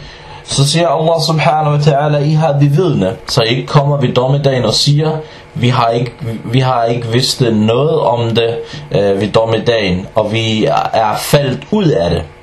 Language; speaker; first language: Danish; non-native, fluent; Arabic